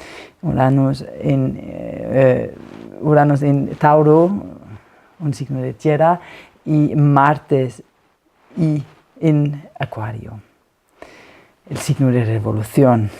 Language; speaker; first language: Spanish; non-native, fluent; Danish